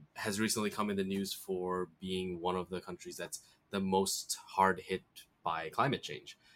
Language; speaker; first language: English; early bilingual, other home language; Bangla